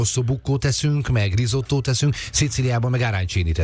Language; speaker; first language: Hungarian; native; Hungarian